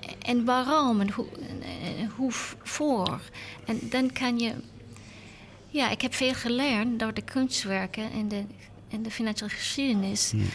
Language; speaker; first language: Dutch; non-native, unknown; English